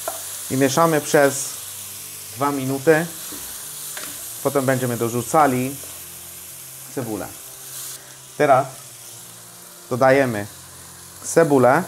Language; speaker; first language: Polish; non-native, learner; Hindi